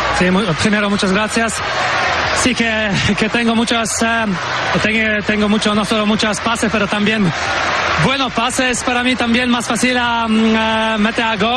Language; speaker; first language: Spanish; non-native, learner; Polish